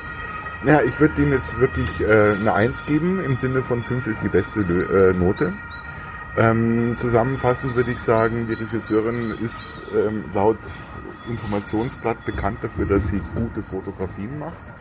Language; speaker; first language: German; native; German